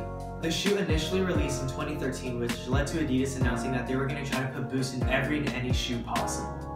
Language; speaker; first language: English; native; English